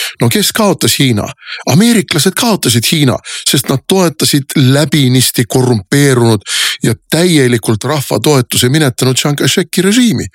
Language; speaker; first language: Estonian; native; Estonian